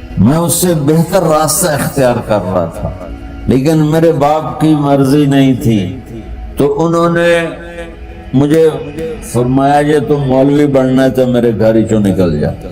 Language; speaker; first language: Urdu; non-native, local second language; Punjabi